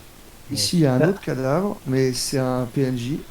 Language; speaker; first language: French; native; French